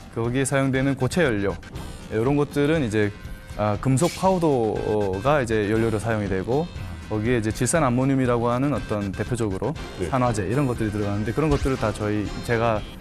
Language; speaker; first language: Korean; native; Korean